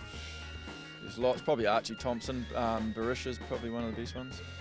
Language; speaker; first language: English; native; English